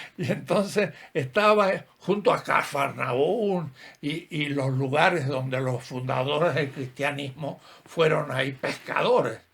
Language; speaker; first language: Spanish; native; Spanish